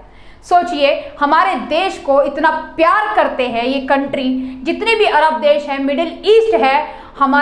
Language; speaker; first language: Hindi; native; Hindi